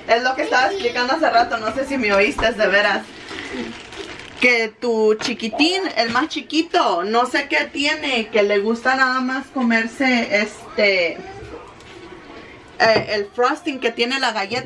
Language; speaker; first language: Spanish; early bilingual, heritage; Spanish